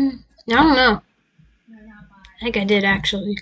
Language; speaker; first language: English; native; English